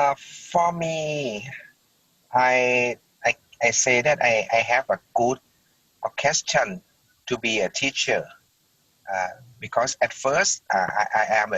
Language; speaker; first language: English; non-native, learner; Thai